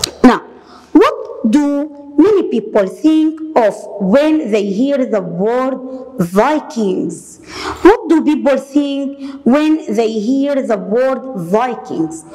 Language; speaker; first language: English; non-native, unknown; Arabic